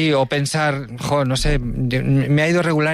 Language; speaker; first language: Spanish; native; Spanish